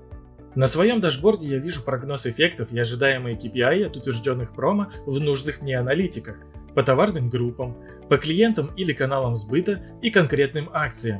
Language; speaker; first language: Russian; native; Russian